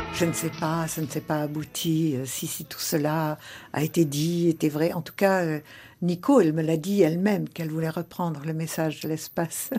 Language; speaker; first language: French; early bilingual, other home language; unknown